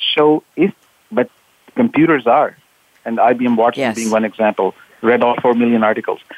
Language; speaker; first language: English; non-native, local second language; Urdu